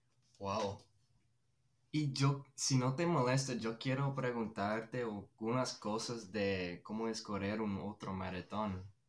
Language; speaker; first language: Spanish; non-native, fluent; English